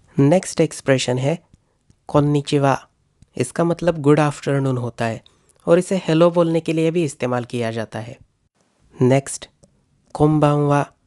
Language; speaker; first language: Hindi; non-native, local second language; Marathi